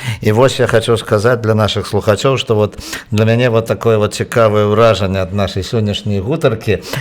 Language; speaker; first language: Belarusian; native; Belarusian